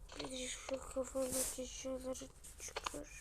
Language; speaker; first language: Turkish; native; Turkish